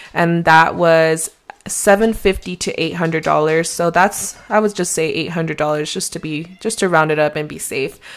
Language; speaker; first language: English; non-native, fluent; Spanish